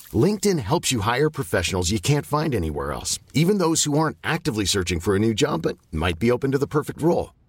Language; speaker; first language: English; early bilingual, other home language; Yoruba